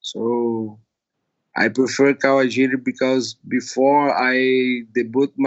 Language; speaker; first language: English; non-native, learner; Portuguese